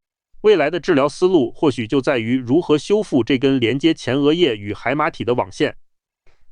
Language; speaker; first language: Chinese; native; Chinese